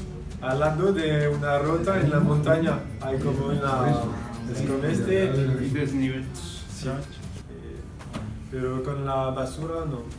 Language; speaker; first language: Spanish; non-native, learner; French